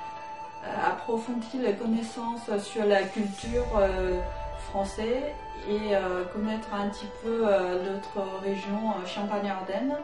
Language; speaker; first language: French; non-native, learner; Chinese